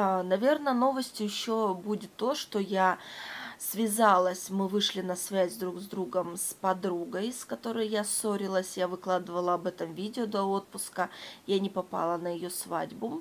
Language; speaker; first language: Russian; native; Russian